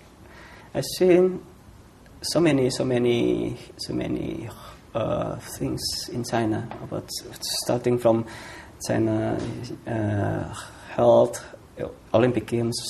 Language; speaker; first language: English; non-native, fluent; Indonesian